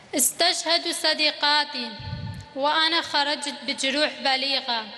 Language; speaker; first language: Arabic; non-native, local second language; Kurdish